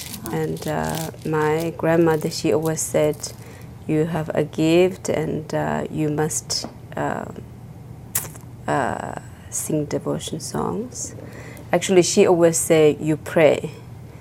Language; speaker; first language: English; non-native, fluent; Chinese